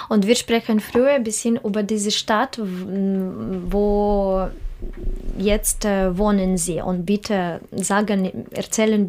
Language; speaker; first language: German; non-native, learner; Russian